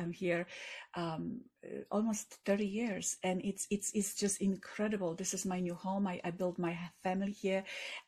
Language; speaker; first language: English; non-native, fluent; Polish